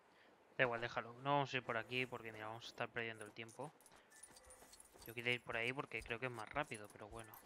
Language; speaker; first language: Spanish; native; Spanish